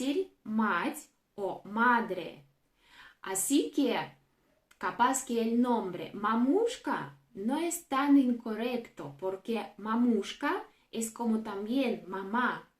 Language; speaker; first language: Spanish; non-native, fluent; Russian